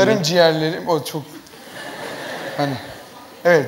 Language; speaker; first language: Turkish; native; Turkish